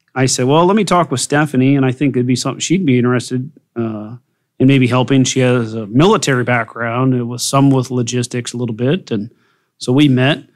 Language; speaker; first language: English; native; English